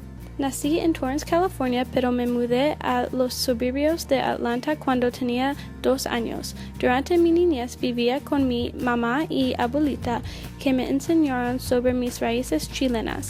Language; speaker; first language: Spanish; early bilingual, heritage; English